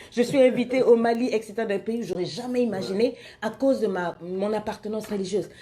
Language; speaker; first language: French; native; French